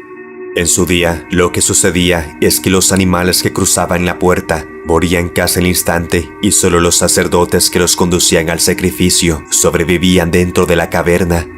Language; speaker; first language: Spanish; native; Spanish